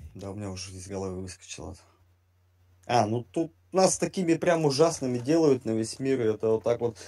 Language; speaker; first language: Russian; native; Russian